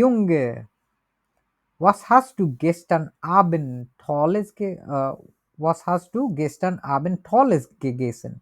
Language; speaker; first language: German; non-native, learner; Bangla